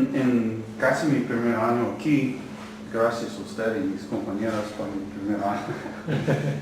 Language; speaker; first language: Spanish; non-native, learner; English